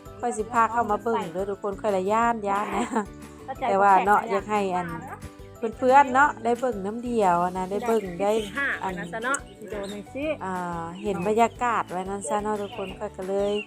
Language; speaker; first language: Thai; non-native, local second language; Lao